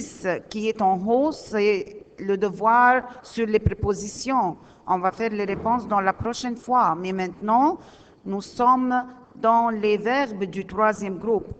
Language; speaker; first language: French; non-native, learner; Arabic